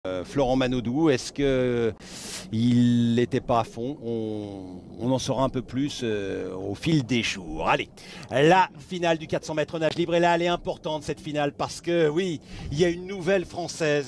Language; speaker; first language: French; native; French